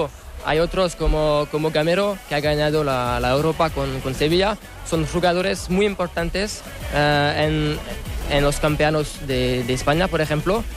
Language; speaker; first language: Spanish; non-native, learner; French